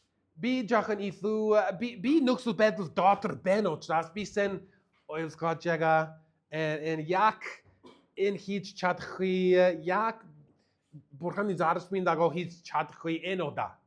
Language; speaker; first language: Mongolian; non-native, fluent; English